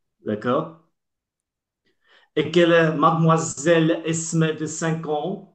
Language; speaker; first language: French; non-native, learner; Polish